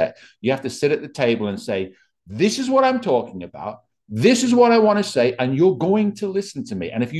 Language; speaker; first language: English; native; English